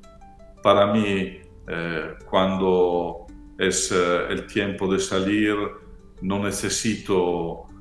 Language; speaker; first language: Spanish; non-native, fluent; Italian